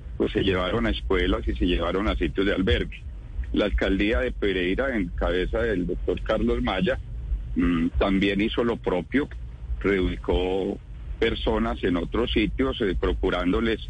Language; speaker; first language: Spanish; native; Spanish